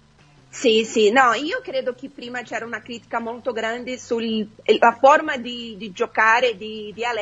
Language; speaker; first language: Italian; non-native, fluent; Portuguese